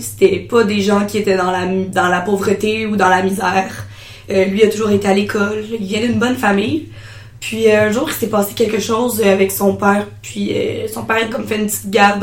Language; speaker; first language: French; native; French